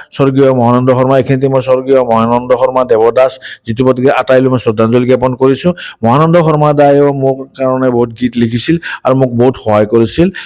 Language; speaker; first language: Assamese; native; Assamese